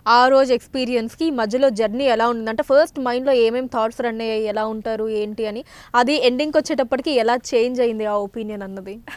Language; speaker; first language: Telugu; native; Telugu